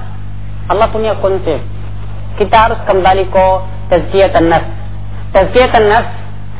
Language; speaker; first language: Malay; non-native, fluent; Arabic